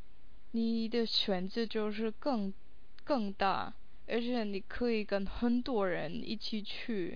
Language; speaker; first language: Chinese; non-native, fluent; English